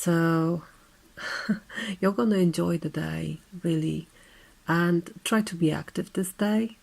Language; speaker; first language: English; non-native, fluent; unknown